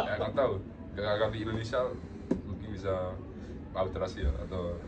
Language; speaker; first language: Indonesian; early bilingual, heritage; Dutch